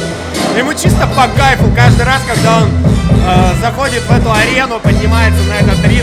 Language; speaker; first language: Russian; native; Russian